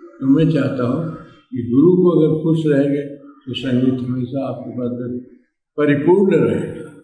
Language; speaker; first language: Hindi; native; Hindi